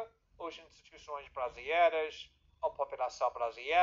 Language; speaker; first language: Portuguese; non-native, fluent; English